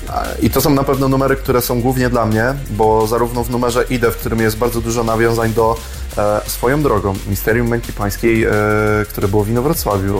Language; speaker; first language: Polish; native; Polish